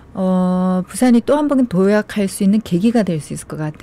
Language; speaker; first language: Korean; native; Korean